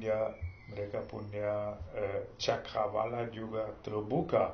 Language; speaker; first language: Indonesian; non-native, fluent; German